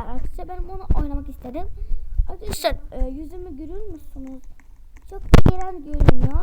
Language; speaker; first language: Turkish; early bilingual, heritage; Turkish